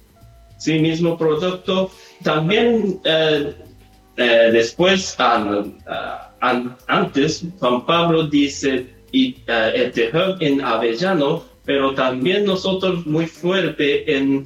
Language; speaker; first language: Spanish; non-native, learner; Japanese